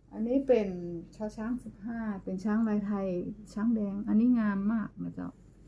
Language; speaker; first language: Thai; native; Thai